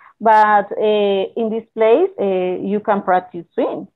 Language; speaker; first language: English; non-native, learner; Spanish